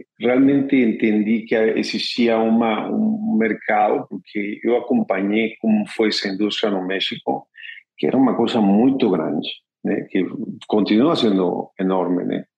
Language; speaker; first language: Portuguese; non-native, fluent; Spanish